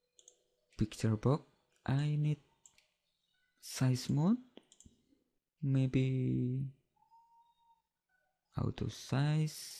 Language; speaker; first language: English; non-native, learner; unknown